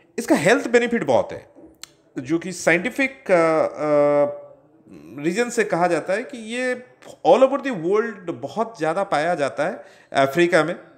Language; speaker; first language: Hindi; non-native, local second language; Odia